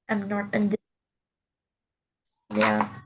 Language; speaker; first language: English; non-native, learner; Vietnamese